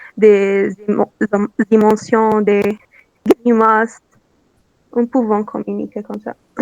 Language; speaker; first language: French; non-native, learner; Arabic